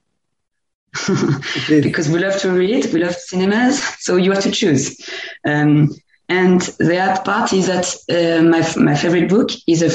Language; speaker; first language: English; non-native, fluent; French